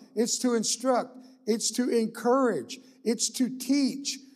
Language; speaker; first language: English; early bilingual, other home language; Spanish